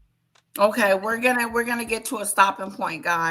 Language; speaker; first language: English; native; English